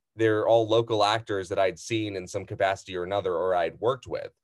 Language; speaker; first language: English; native; English